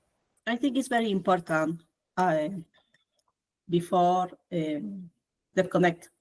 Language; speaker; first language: English; non-native, learner; Spanish